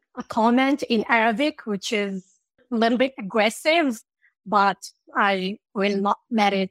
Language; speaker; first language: English; non-native, fluent; Arabic